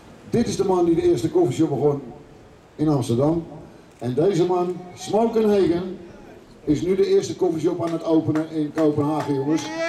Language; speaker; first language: Dutch; native; Dutch